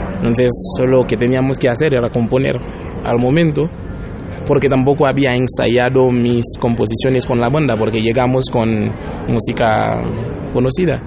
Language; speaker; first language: Spanish; non-native, fluent; Haitian Creole